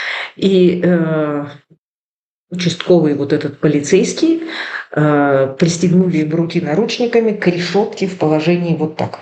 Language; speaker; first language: Russian; native; Russian